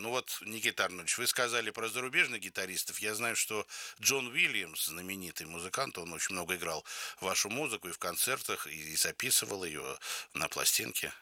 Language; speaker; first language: Russian; native; Russian